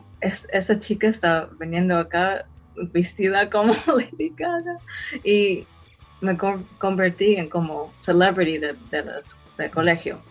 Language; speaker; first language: Spanish; early bilingual, heritage; Spanish